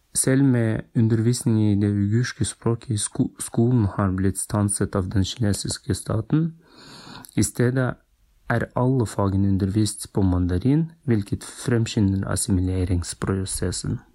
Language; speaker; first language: Norwegian; non-native, fluent; Uyghur